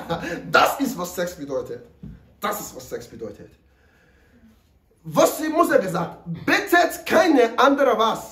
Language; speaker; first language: German; non-native, learner; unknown